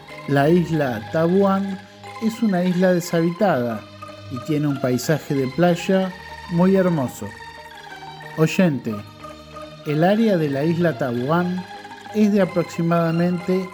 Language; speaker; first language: Spanish; non-native, fluent; Indonesian